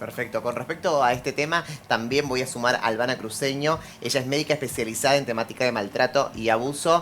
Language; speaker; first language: Spanish; native; Spanish